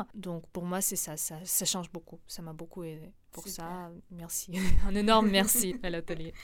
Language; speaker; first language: French; non-native, fluent; Ukrainian